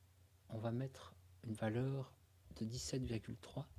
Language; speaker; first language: French; native; French